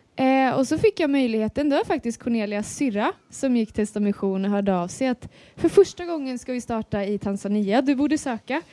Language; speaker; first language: Swedish; native; Swedish